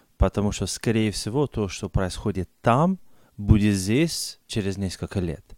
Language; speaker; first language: Russian; non-native, fluent; English